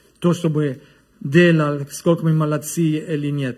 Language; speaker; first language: Russian; non-native, learner; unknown